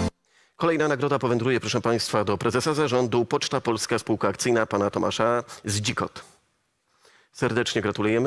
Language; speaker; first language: Polish; native; Polish